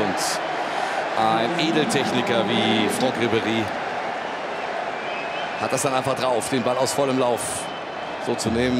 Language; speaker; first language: German; native; German